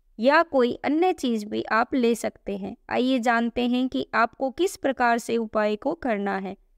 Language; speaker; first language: Hindi; native; Hindi